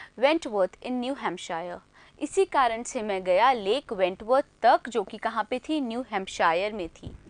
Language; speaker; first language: Hindi; native; Hindi